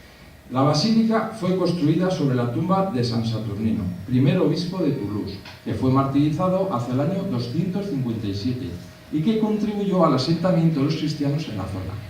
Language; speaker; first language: Spanish; native; Spanish